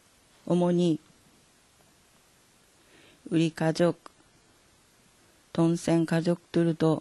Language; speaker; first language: Korean; non-native, fluent; Japanese